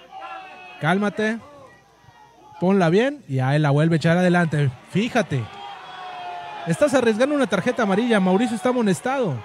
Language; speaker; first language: Spanish; native; Spanish